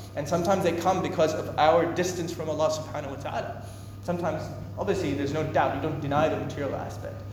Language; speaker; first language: English; native; English